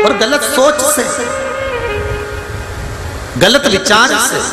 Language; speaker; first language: Hindi; native; Hindi